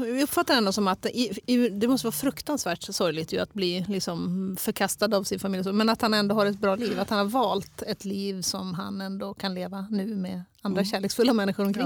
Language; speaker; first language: Swedish; native; Swedish